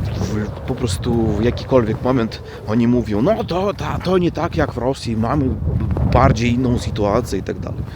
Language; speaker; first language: Polish; non-native, fluent; Russian